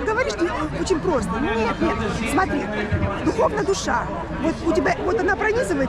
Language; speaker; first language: Russian; native; Russian